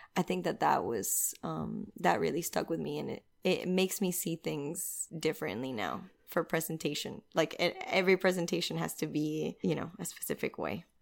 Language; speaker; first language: English; non-native, fluent; Spanish